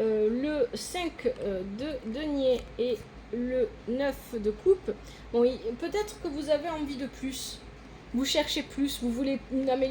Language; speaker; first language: French; native; French